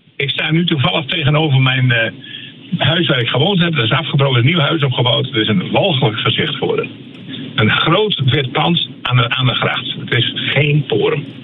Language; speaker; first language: Dutch; native; Dutch